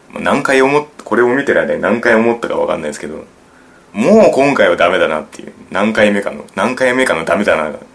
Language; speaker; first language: Japanese; native; Japanese